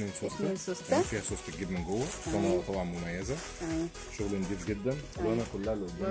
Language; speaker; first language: Arabic; native; Arabic